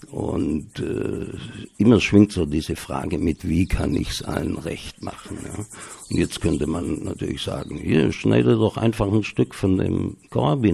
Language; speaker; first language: German; native; German